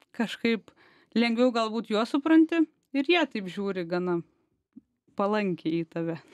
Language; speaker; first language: Lithuanian; native; Lithuanian